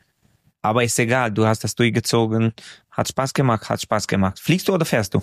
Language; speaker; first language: German; non-native, fluent; Hungarian